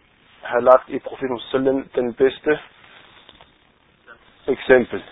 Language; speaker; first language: Danish; non-native, fluent; Arabic